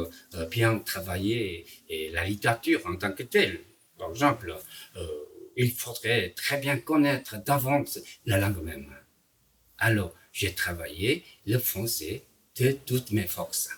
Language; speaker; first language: French; non-native, fluent; Korean